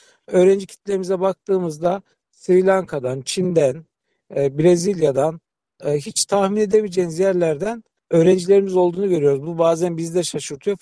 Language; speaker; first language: Turkish; native; Turkish